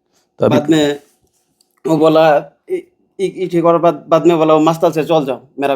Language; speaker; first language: Hindi; non-native, learner; Bangla